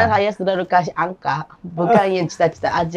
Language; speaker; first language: Indonesian; non-native, fluent; Japanese